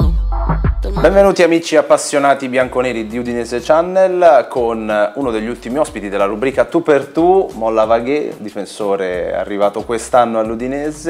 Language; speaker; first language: Italian; native; Italian